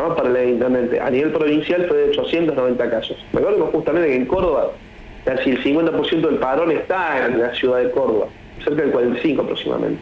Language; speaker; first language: Spanish; native; Spanish